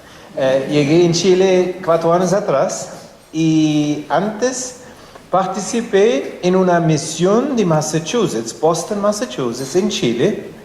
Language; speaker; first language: Spanish; non-native, fluent; German